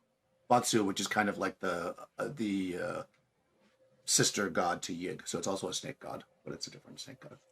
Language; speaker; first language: English; native; English